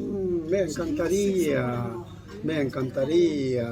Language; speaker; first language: Spanish; non-native, learner; Korean